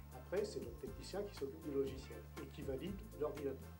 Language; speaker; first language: French; native; French